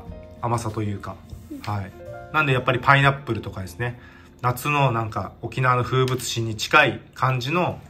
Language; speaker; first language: Japanese; native; Japanese